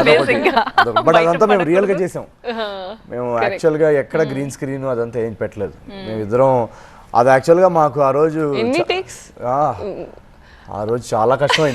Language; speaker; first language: Telugu; native; Telugu